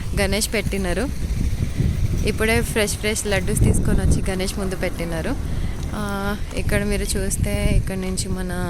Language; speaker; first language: Telugu; native; Telugu